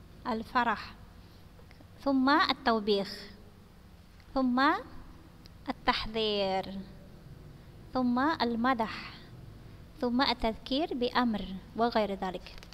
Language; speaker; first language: Arabic; non-native, fluent; Indonesian